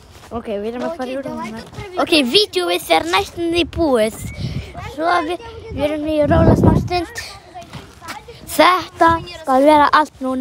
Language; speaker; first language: Icelandic; early bilingual, other home language; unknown